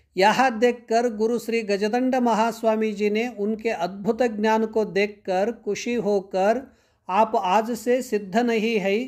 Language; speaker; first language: Hindi; non-native, local second language; Kannada